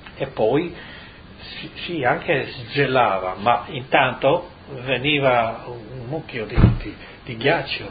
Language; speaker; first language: Italian; native; Italian